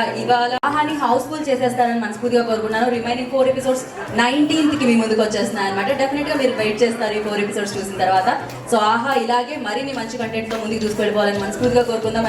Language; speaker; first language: Telugu; native; Telugu